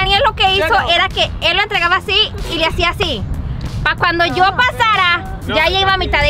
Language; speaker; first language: Spanish; native; Spanish